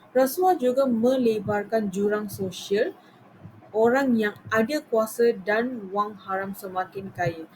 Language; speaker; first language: Malay; non-native, local second language; Tamil